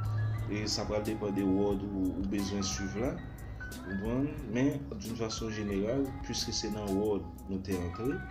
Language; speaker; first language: French; non-native, learner; Haitian Creole